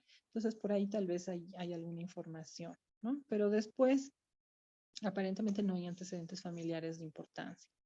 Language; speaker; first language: Spanish; native; Spanish